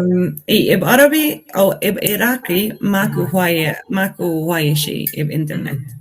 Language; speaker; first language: Arabic; non-native, learner; Swedish